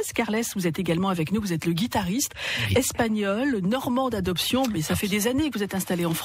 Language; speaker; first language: French; native; French